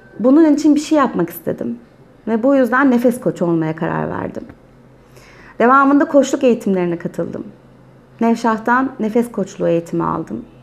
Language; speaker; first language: Turkish; native; Turkish